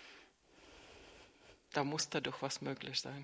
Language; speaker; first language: German; non-native, fluent; Czech